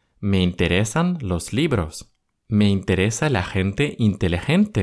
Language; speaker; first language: Spanish; non-native, fluent; Russian